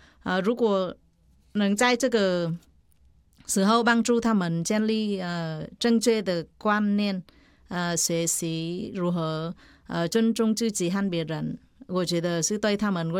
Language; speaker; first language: Chinese; non-native, fluent; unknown